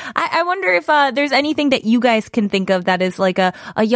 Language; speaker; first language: English; native; English